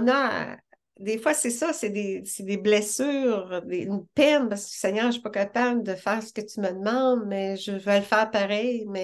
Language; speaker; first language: French; native; French